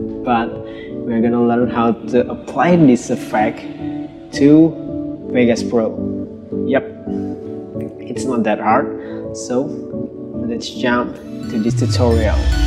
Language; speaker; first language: English; non-native, fluent; Indonesian